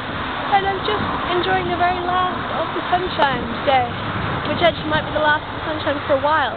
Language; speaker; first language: English; native; English